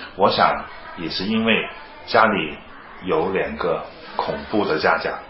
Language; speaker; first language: Chinese; non-native, fluent; Cantonese